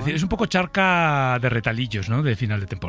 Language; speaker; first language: Spanish; native; Spanish